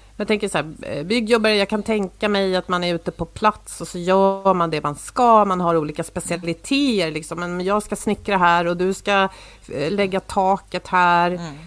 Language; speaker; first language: Swedish; native; Swedish